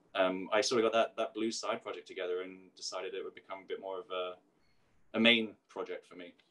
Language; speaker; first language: English; native; English